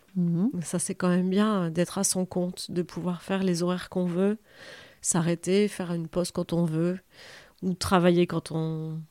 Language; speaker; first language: French; native; French